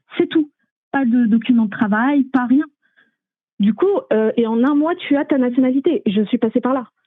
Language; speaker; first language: French; early bilingual, other home language; Arabic